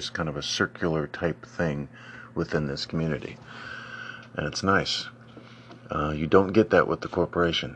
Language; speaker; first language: English; native; English